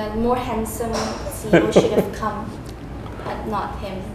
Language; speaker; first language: English; non-native, fluent; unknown